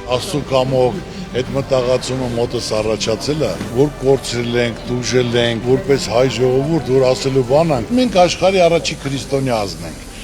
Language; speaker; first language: Armenian; native; Armenian